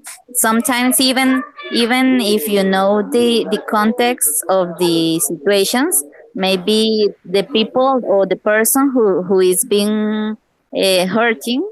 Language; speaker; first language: English; non-native, learner; Spanish